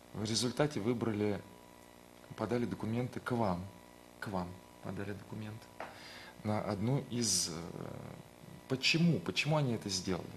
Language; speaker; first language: Russian; native; Russian